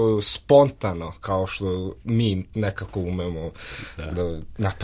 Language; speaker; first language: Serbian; early bilingual, heritage; Serbian